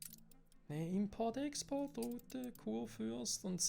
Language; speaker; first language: German; native; German